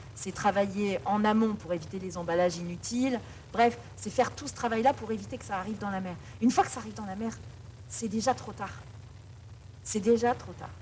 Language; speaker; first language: French; native; French